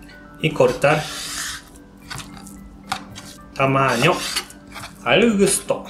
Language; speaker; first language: Spanish; non-native, fluent; Japanese